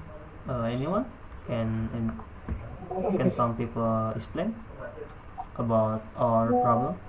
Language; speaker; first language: English; non-native, learner; Indonesian